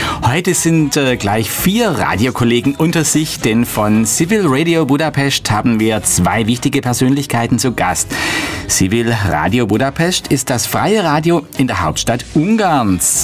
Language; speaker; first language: German; native; German